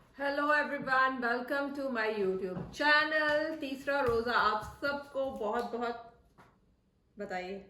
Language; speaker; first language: Urdu; native; Urdu